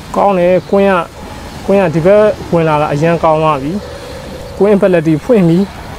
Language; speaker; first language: Burmese; native; Burmese